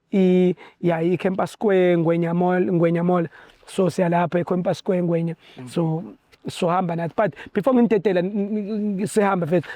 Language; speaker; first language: Zulu; native; Zulu